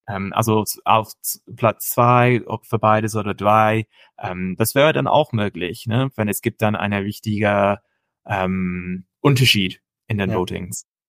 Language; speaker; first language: German; non-native, fluent; English